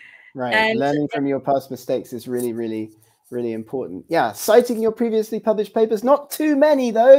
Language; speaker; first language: English; native; English